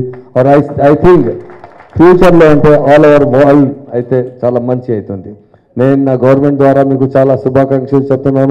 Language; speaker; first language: Telugu; non-native, local second language; Urdu